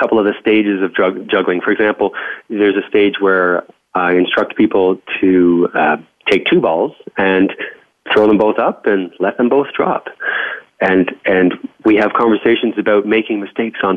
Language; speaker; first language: English; native; English